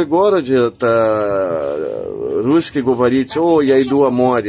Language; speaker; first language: Russian; non-native, learner; Portuguese